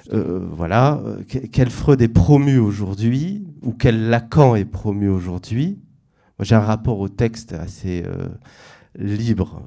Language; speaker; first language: French; native; French